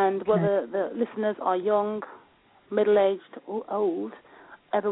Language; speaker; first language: English; native; English